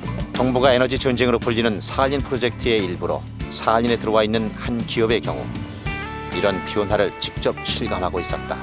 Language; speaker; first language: Korean; native; Korean